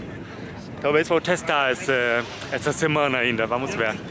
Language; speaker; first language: Portuguese; non-native, fluent; German